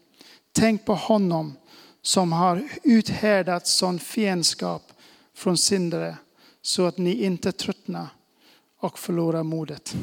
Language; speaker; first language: Swedish; non-native, fluent; English